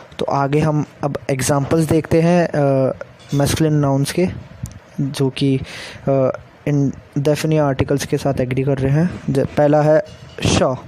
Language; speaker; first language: Hindi; native; Hindi